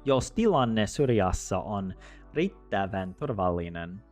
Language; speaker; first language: Finnish; non-native, learner; English